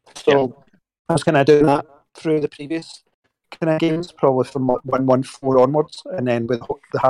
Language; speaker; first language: English; native; English